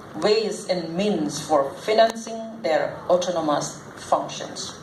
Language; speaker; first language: English; non-native, local second language; Assamese